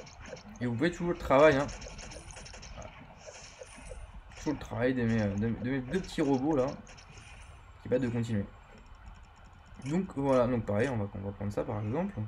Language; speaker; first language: French; native; French